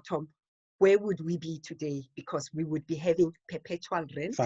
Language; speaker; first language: English; non-native, local second language; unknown